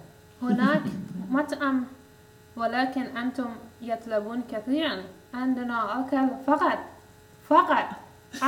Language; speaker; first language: Arabic; non-native, learner; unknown